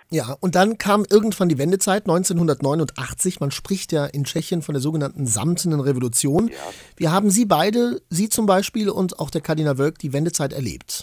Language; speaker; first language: German; native; German